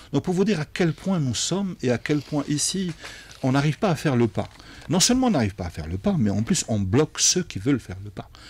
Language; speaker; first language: French; non-native, local second language; Arabic